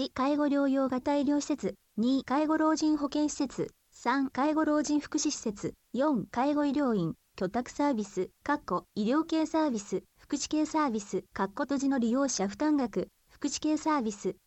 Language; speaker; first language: Japanese; native; Japanese